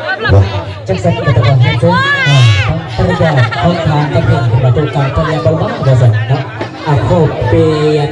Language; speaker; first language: Thai; non-native, local second language; Lao